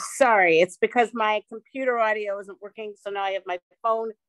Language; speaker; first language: English; native; English